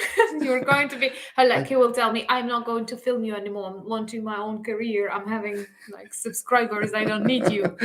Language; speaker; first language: English; non-native, fluent; Ukrainian